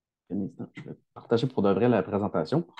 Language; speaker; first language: French; native; French